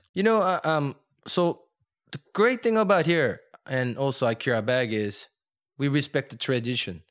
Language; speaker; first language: English; non-native, fluent; Korean